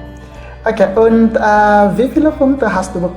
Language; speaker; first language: German; non-native, fluent; Indonesian